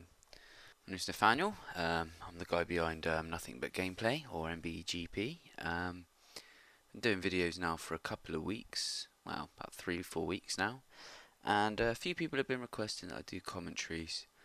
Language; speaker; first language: English; native; English